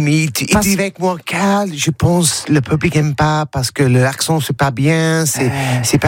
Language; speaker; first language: French; non-native, learner; English